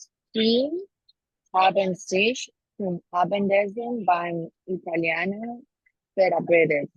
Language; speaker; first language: German; non-native, learner; Spanish